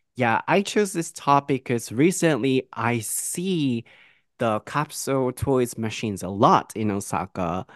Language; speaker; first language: English; non-native, fluent; Japanese